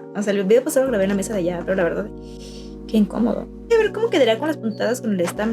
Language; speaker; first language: Spanish; native; Spanish